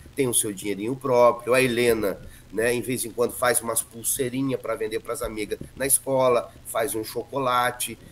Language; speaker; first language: Portuguese; native; Portuguese